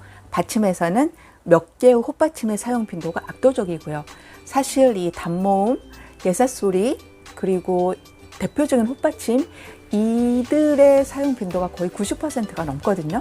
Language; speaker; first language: Korean; native; Korean